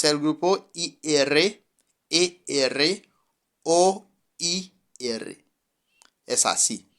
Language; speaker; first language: Spanish; non-native, fluent; French